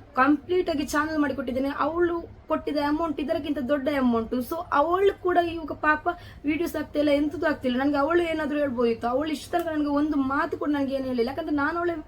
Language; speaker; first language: Kannada; non-native, local second language; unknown